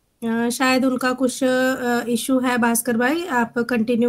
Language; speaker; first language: Hindi; native; Hindi